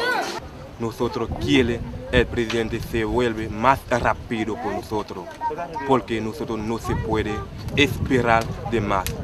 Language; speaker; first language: Spanish; non-native, learner; Haitian Creole